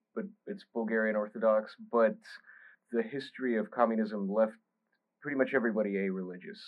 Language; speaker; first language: English; early bilingual, other home language; Bulgarian